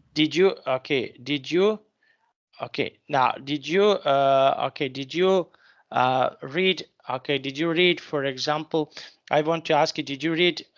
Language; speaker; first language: English; non-native, fluent; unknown